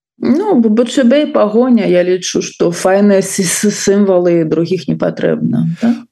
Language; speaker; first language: Belarusian; non-native, local second language; Russian